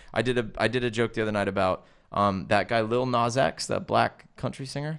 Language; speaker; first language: English; native; English